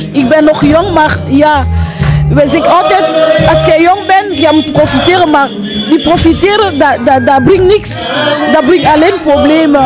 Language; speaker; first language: Dutch; early bilingual, other home language; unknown